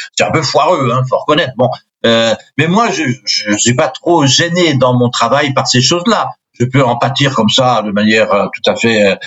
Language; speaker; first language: French; non-native, local second language; Swiss German